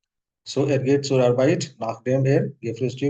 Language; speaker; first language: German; non-native, fluent; Hindi